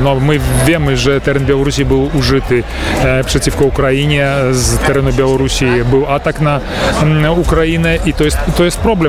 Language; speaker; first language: Polish; early bilingual, heritage; Polish